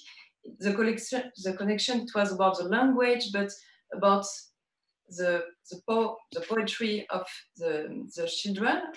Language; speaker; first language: English; non-native, learner; French